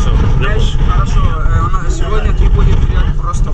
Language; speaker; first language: Russian; non-native, learner; Arabic